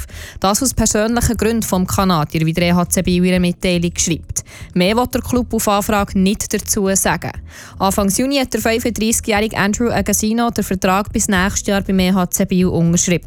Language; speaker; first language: German; native; German